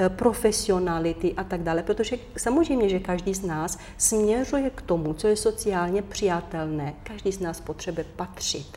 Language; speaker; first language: Czech; non-native, fluent; Romanian